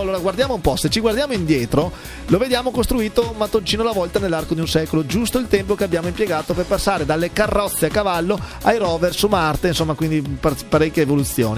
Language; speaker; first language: Italian; native; Italian